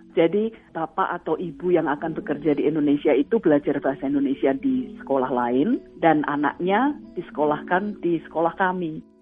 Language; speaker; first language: Indonesian; native; Indonesian